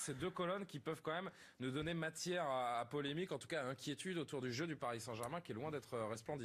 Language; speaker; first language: French; native; French